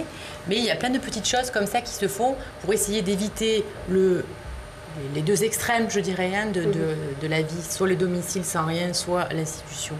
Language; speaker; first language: French; native; French